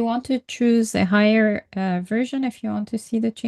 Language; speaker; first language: English; non-native, fluent; Arabic